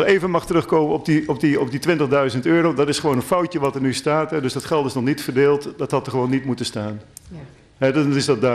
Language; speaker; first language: Dutch; native; Dutch